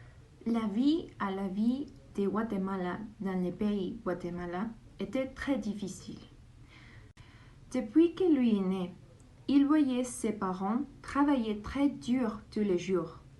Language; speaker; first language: French; non-native, learner; Spanish